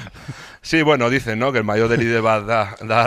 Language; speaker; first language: Spanish; native; Spanish